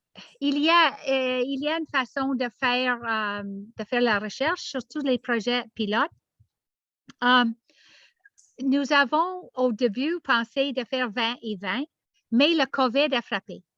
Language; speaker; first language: French; non-native, learner; English